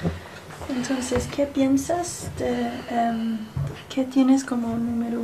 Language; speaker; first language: Spanish; non-native, learner; English